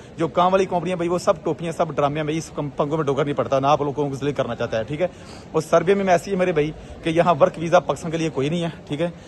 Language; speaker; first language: Urdu; non-native, local second language; Punjabi